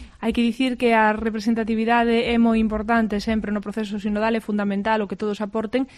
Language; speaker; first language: Galician; native; Galician